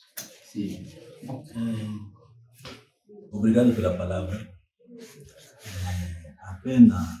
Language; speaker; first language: Portuguese; non-native, learner; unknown